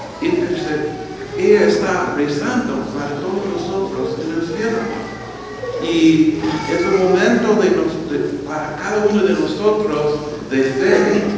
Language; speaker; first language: Spanish; non-native, fluent; English